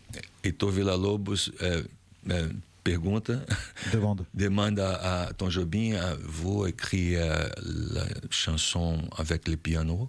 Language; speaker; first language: French; non-native, learner; Portuguese